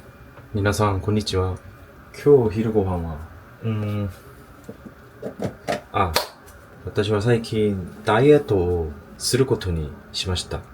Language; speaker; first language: Japanese; non-native, learner; Korean